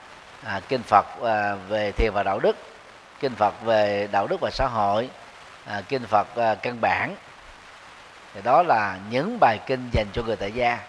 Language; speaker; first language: Vietnamese; native; Vietnamese